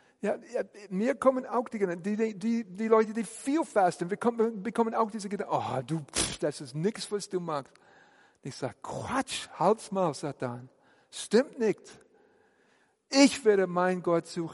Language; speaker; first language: German; non-native, fluent; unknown